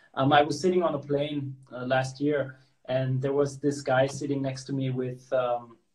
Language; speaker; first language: English; non-native, local second language; German